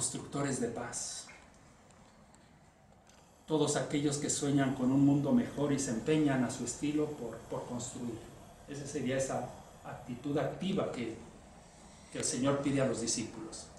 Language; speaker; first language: Spanish; native; Spanish